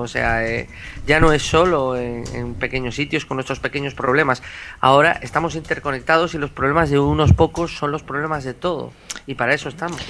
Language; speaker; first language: Spanish; native; Spanish